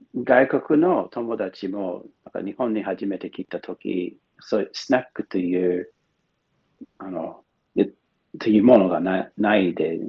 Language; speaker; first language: Japanese; non-native, fluent; English